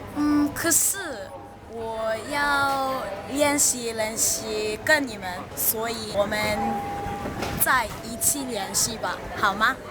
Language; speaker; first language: Chinese; non-native, learner; English